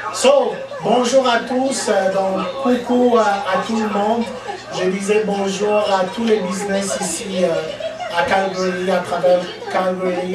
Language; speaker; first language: French; non-native, local second language; Lingala